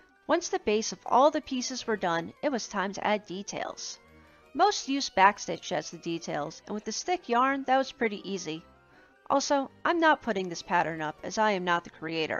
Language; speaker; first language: English; native; English